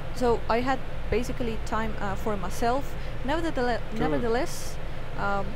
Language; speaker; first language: English; non-native, fluent; Estonian